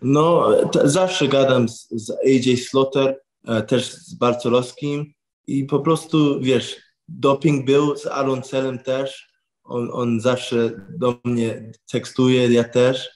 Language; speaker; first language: Polish; early bilingual, heritage; English